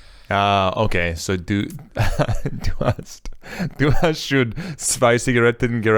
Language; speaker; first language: German; non-native, learner; English